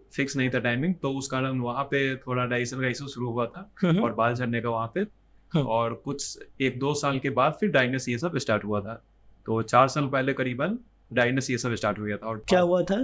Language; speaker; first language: Hindi; native; Hindi